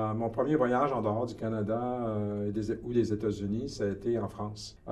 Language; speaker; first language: French; native; French